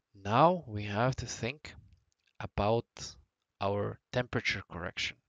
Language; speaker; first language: English; non-native, fluent; Latvian